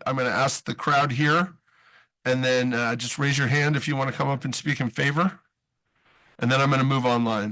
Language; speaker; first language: English; native; English